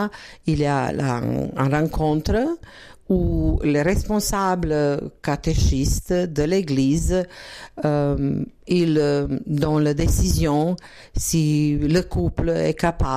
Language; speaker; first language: French; non-native, learner; Croatian